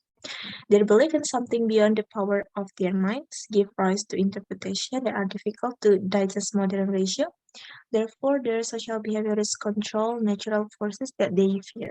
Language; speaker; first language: English; non-native, learner; Indonesian